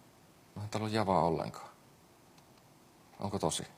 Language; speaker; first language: Finnish; native; Finnish